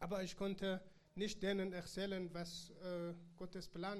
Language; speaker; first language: German; non-native, learner; Persian